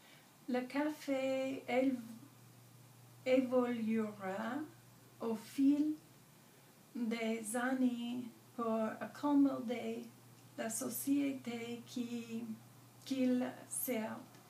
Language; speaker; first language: French; non-native, learner; English